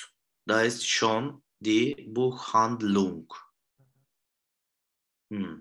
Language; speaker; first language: German; non-native, learner; Turkish